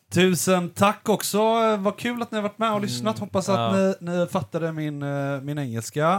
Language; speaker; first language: Swedish; native; Swedish